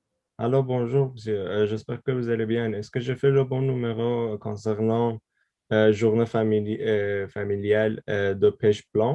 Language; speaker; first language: French; non-native, learner; Persian